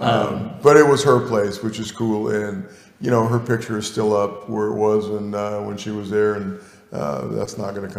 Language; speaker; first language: English; native; English